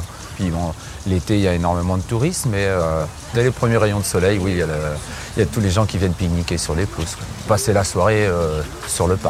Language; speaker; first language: French; native; French